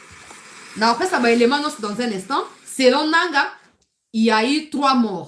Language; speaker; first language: French; non-native, local second language; Lingala